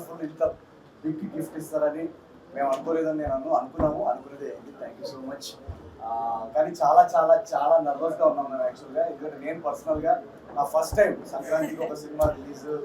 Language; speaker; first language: Telugu; native; Telugu